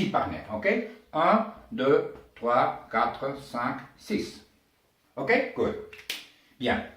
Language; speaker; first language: French; non-native, learner; Spanish